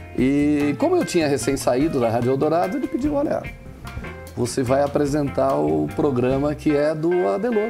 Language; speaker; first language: Portuguese; non-native, local second language; German